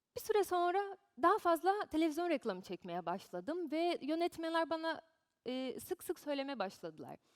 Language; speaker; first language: Turkish; non-native, fluent; Portuguese